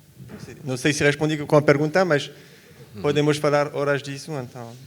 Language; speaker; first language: Portuguese; non-native, fluent; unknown